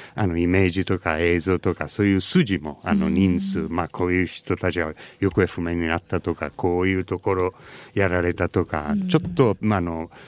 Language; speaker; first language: Japanese; non-native, fluent; Italian